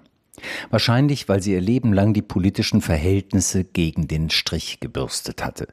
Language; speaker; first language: German; native; German